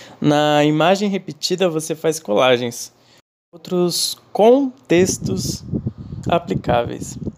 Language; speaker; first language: Portuguese; non-native, fluent; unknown